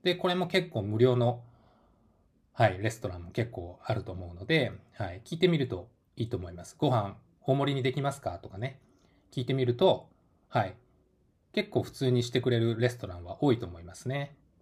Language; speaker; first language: Japanese; native; Japanese